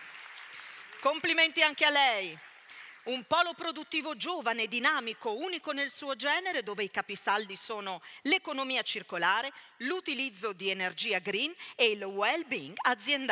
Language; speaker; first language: Italian; native; Italian